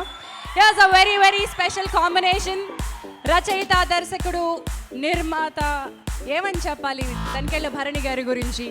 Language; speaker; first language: Telugu; native; Telugu